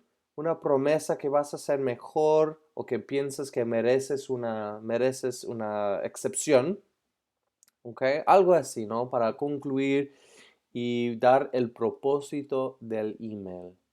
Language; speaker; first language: Spanish; non-native, fluent; English